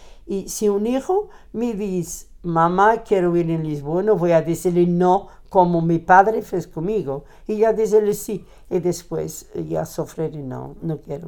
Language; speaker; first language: Spanish; non-native, fluent; Portuguese